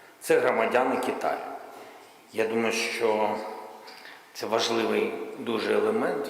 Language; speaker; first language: Ukrainian; non-native, local second language; Russian